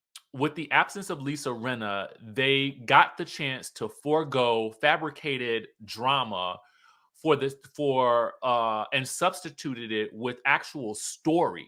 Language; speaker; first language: English; native; English